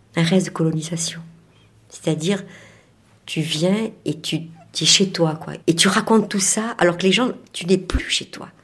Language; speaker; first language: French; native; French